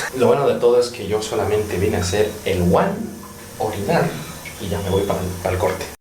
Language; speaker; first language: Spanish; native; Spanish